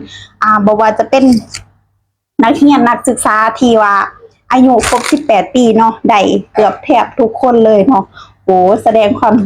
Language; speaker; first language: Thai; non-native, local second language; Lao